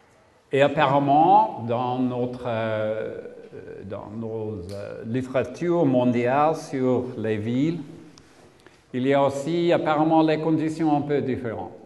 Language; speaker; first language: French; non-native, learner; English